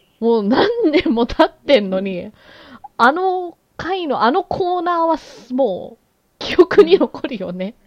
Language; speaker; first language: Japanese; native; Japanese